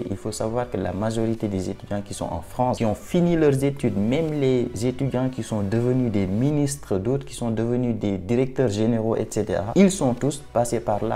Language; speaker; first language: French; non-native, local second language; Wolof